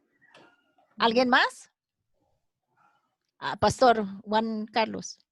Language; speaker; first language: Spanish; non-native, fluent; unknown